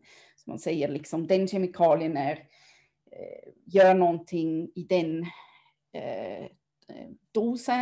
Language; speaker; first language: Swedish; non-native, fluent; German